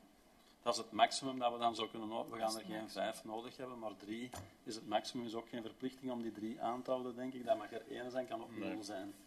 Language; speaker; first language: Dutch; native; Dutch